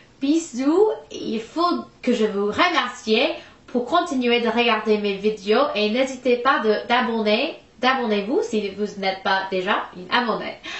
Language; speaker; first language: French; non-native, fluent; English